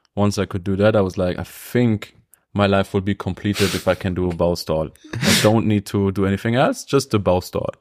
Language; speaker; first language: English; non-native, fluent; German